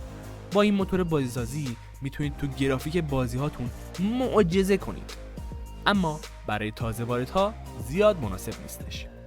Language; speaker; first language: Persian; native; Persian